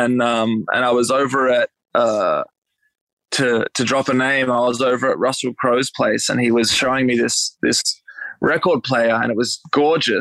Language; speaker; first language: English; native; English